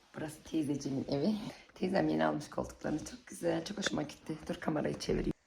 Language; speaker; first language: Turkish; early bilingual, heritage; Turkish